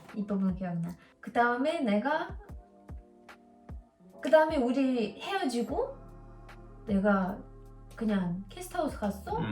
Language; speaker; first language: Korean; non-native, learner; Russian